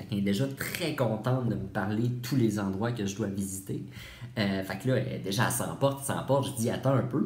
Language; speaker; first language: French; native; French